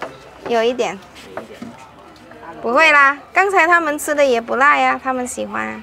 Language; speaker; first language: Chinese; non-native, fluent; Indonesian